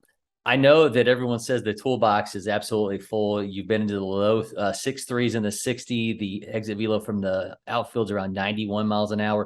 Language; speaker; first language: English; native; English